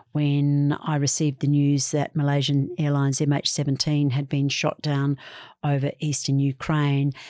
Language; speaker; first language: English; native; English